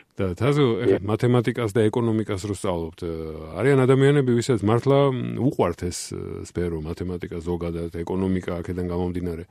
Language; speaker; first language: Georgian; native; Georgian